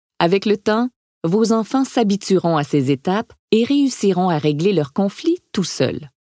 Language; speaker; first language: French; native; French